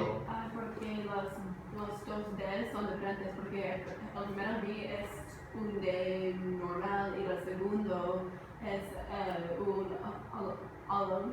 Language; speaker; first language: Spanish; non-native, learner; English